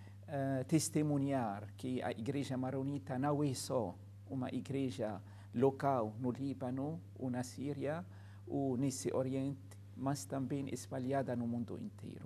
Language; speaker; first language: Portuguese; non-native, fluent; Arabic